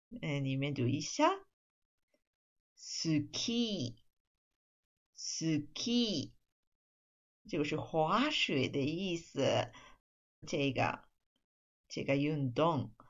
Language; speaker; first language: Chinese; non-native, fluent; Japanese